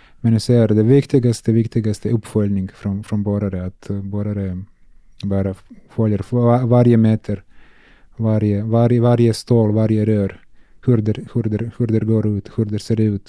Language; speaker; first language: Swedish; non-native, learner; Serbian